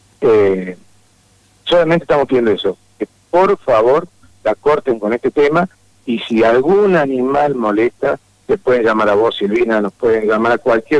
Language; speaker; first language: Spanish; native; Spanish